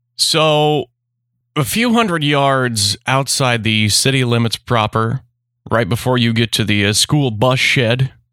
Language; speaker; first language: English; native; English